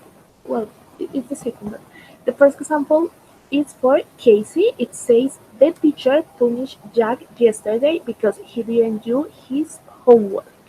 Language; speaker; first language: English; non-native, fluent; Spanish